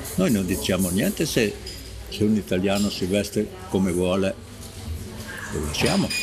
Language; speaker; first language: Italian; non-native, local second language; German